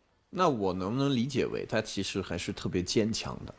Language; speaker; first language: Chinese; non-native, fluent; English